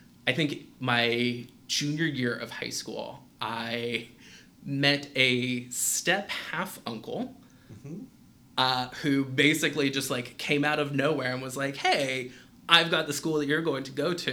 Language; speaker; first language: English; native; English